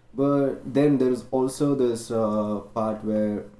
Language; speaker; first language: English; non-native, local second language; Tamil